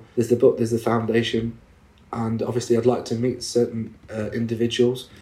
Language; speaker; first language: English; native; English